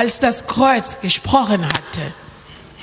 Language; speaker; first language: German; non-native, learner; French